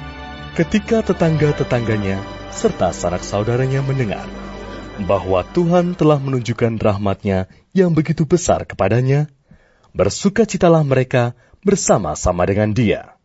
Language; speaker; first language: Indonesian; native; Indonesian